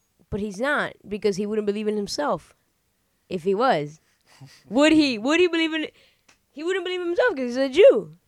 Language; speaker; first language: English; native; English